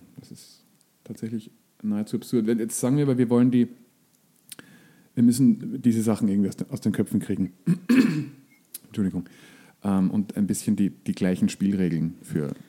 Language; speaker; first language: German; native; German